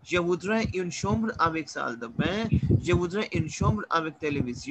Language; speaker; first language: French; non-native, learner; Hindi